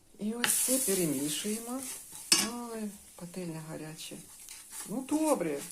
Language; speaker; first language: Ukrainian; non-native, local second language; Russian